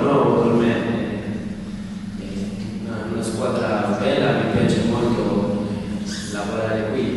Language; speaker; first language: Italian; non-native, learner; Spanish